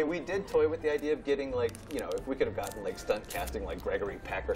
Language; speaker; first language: English; native; English